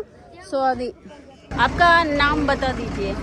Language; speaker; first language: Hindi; non-native, local second language; Telugu